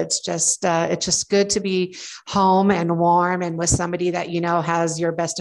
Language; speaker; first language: English; native; English